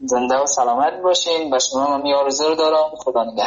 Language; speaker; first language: Persian; native; Persian